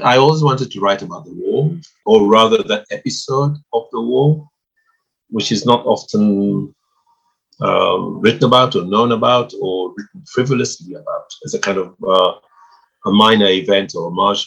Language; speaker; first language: English; non-native, local second language; Swahili